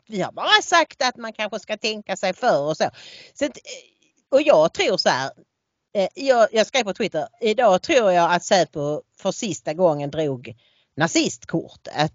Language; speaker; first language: Swedish; native; Swedish